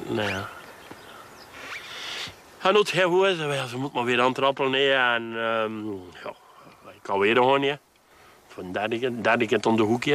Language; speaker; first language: Dutch; native; Dutch